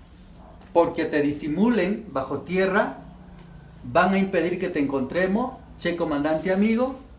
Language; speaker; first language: Spanish; native; Spanish